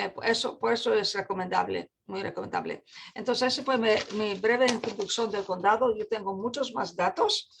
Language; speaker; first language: Spanish; non-native, fluent; English